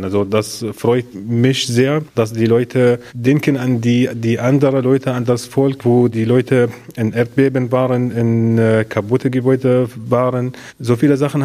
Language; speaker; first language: German; non-native, learner; Arabic